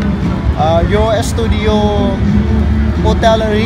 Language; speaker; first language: Spanish; non-native, learner; Vietnamese